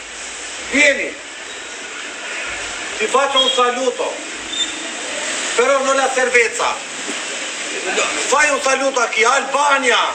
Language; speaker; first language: Italian; non-native, fluent; Albanian